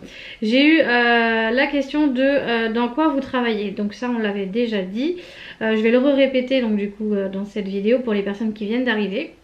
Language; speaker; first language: French; native; French